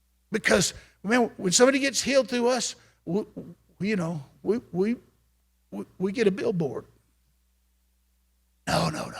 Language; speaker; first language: English; native; English